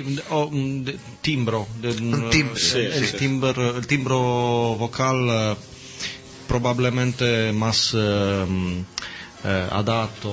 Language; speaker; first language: Spanish; non-native, learner; Italian